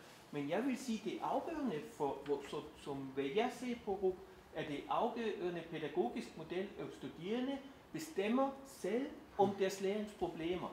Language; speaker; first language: Danish; non-native, fluent; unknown